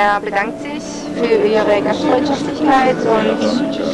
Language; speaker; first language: German; early bilingual, other home language; Italian